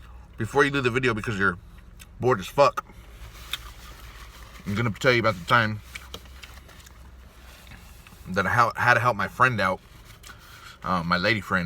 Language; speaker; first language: English; native; English